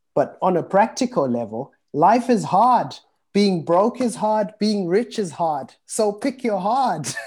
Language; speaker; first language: English; early bilingual, other home language; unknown